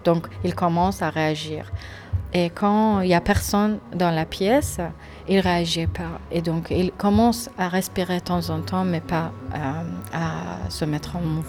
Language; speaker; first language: French; non-native, fluent; Persian